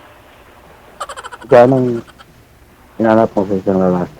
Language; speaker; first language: Filipino; non-native, local second language; Cebuano